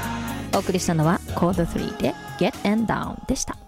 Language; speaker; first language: Japanese; native; Japanese